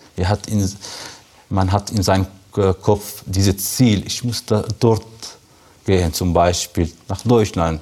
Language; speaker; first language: German; non-native, learner; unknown